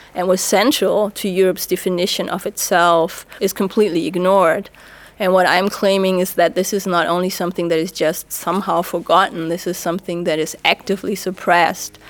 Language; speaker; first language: English; non-native, fluent; German